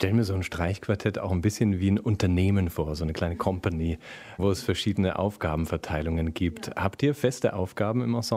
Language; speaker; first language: German; native; German